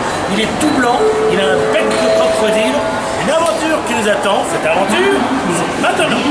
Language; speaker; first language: French; native; French